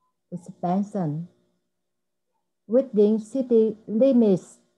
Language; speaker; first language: English; non-native, learner; Vietnamese